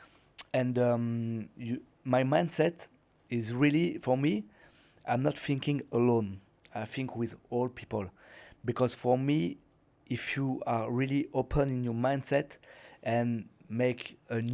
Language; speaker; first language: English; non-native, learner; French